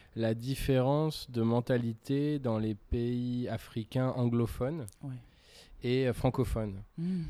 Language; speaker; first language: French; native; French